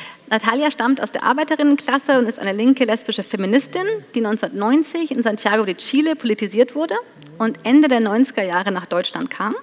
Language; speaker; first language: German; native; German